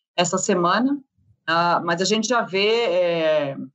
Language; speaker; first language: Portuguese; native; Portuguese